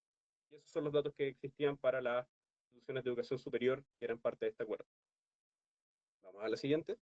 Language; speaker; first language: Spanish; native; Spanish